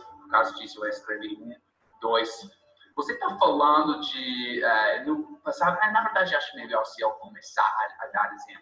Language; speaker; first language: Portuguese; non-native, fluent; English